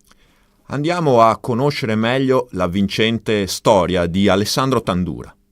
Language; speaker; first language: Italian; native; Italian